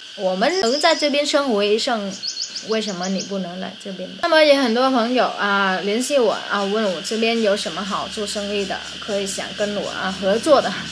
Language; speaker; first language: Chinese; non-native, fluent; Vietnamese